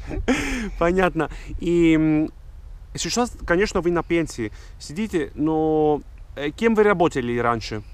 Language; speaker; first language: Russian; non-native, fluent; Greek